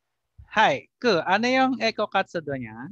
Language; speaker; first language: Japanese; non-native, learner; Filipino